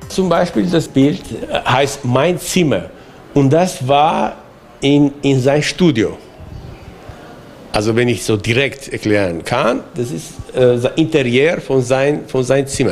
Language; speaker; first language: German; non-native, fluent; Armenian